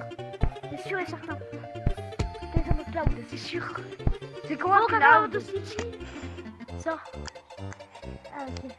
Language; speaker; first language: French; native; French